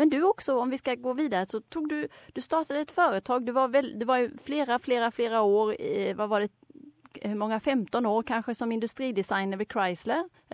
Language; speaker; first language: Swedish; native; Swedish